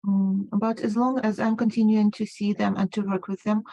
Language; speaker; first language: English; non-native, fluent; Ukrainian